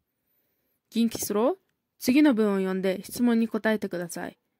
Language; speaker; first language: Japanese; non-native, fluent; Kyrgyz